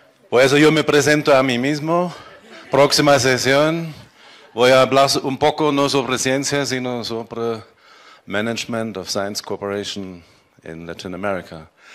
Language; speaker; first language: Spanish; non-native, fluent; German